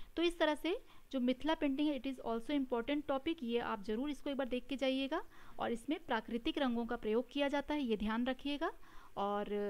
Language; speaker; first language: Hindi; native; Hindi